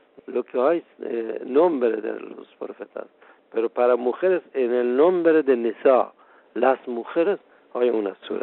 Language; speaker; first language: Spanish; non-native, fluent; Persian